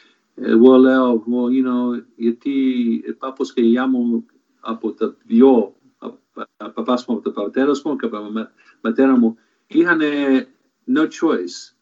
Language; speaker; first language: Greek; early bilingual, heritage; Greek